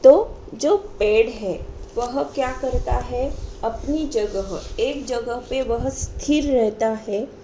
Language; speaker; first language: Hindi; non-native, local second language; Marathi